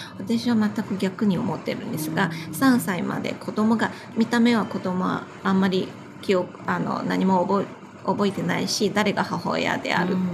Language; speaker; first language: Japanese; non-native, fluent; Chinese